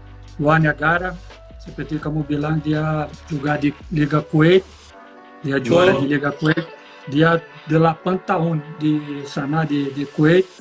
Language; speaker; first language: Indonesian; non-native, fluent; Portuguese